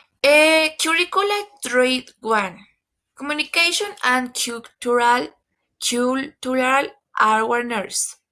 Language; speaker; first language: English; non-native, learner; Spanish